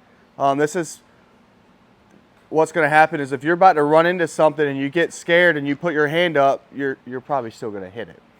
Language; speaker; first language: English; native; English